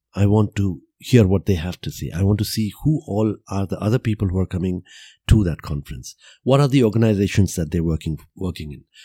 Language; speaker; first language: English; non-native, local second language; Gujarati